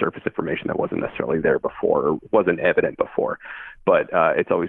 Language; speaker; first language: English; native; English